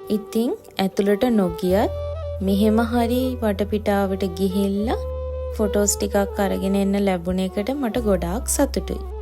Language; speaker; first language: Sinhala; native; Sinhala